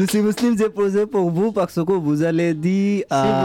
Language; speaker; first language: French; non-native, learner; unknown